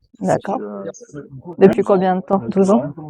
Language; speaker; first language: French; native; French